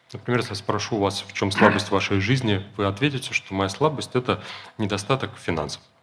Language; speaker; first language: Russian; native; Russian